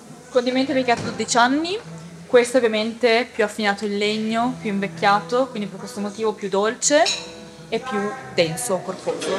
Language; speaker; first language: Italian; native; Italian